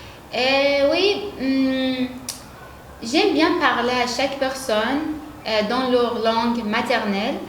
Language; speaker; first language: French; non-native, fluent; Arabic